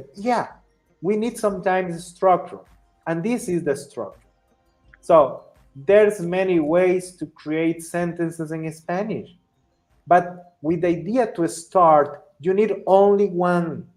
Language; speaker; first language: English; non-native, fluent; Spanish